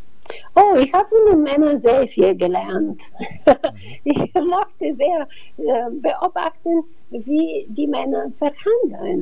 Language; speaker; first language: German; non-native, fluent; Bulgarian